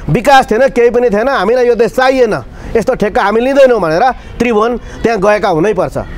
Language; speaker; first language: Nepali; native; Nepali